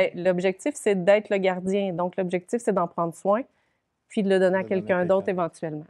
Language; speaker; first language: French; native; French